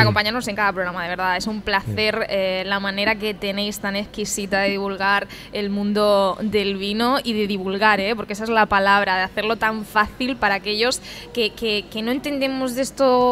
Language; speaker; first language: Spanish; native; Spanish